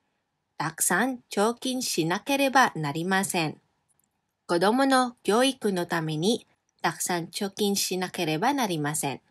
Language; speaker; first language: Japanese; non-native, fluent; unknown